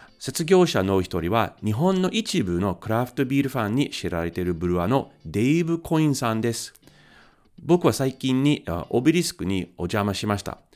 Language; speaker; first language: Japanese; non-native, fluent; English